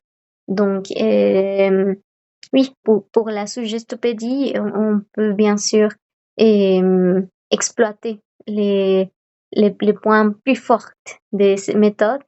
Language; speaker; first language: French; non-native, fluent; Spanish